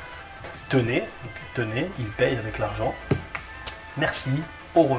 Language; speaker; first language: French; native; French